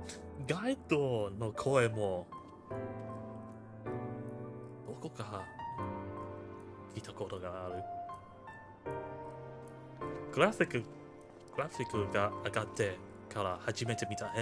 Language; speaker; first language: Japanese; non-native, learner; English